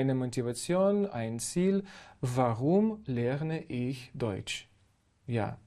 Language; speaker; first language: German; non-native, fluent; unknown